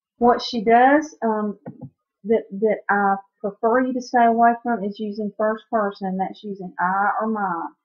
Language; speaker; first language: English; native; English